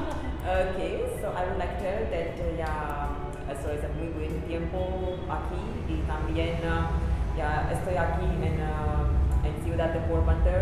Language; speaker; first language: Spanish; non-native, learner; Gujarati